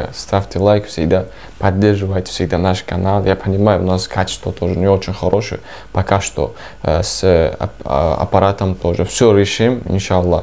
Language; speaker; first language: Russian; non-native, fluent; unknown